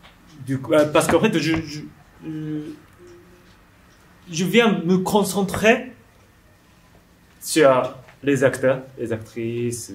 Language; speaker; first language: French; non-native, learner; Japanese